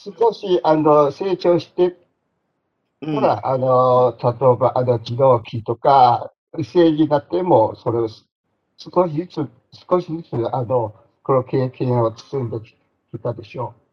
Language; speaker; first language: Japanese; non-native, fluent; Chinese